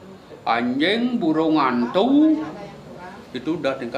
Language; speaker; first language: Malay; non-native, local second language; Balinese